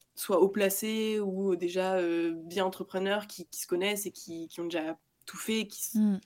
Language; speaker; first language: French; native; French